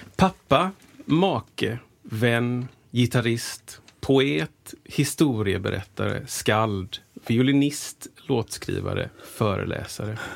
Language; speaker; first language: Swedish; native; Swedish